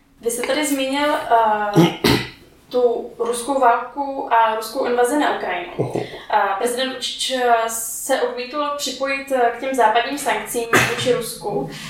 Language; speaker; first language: Czech; native; Czech